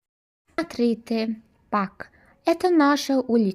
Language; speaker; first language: Russian; non-native, learner; Turkish